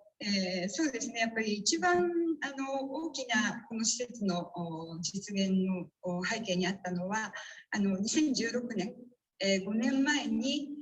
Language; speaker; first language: Japanese; native; Japanese